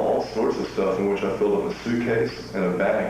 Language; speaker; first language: English; native; English